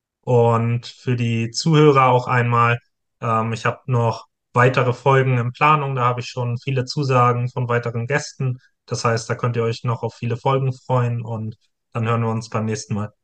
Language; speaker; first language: German; native; German